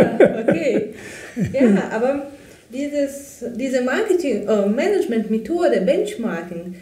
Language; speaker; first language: German; non-native, fluent; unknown